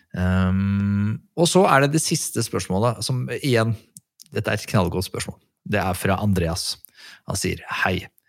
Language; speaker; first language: Norwegian; native; Norwegian